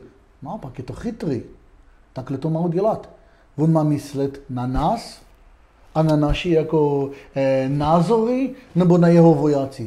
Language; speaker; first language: Czech; non-native, fluent; Hebrew